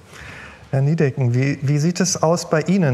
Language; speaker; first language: German; native; German